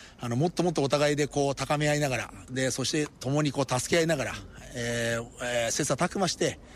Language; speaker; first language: Japanese; native; Japanese